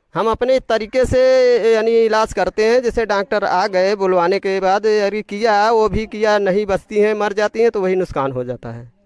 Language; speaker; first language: Hindi; native; Hindi